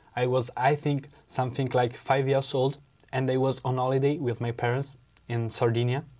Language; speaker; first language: English; non-native, learner; Italian